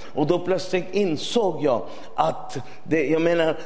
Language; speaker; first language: Swedish; non-native, fluent; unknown